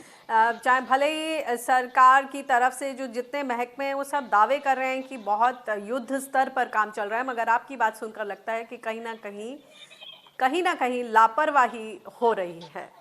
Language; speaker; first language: Hindi; native; Hindi